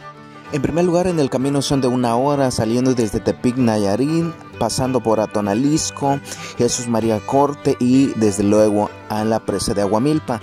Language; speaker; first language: Spanish; native; Spanish